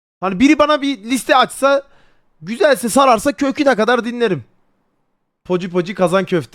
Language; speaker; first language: Turkish; native; Turkish